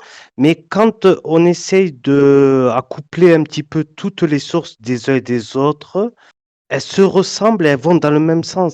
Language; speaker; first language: French; native; French